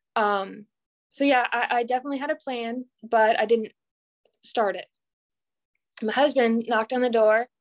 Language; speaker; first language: English; native; English